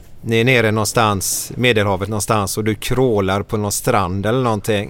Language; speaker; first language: Swedish; native; Swedish